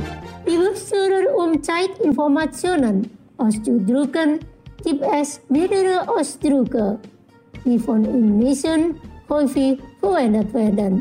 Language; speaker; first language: German; non-native, fluent; Indonesian